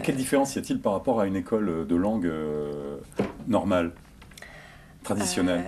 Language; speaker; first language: French; native; French